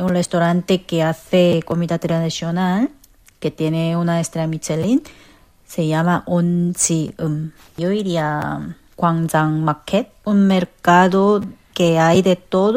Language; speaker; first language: Spanish; non-native, fluent; Korean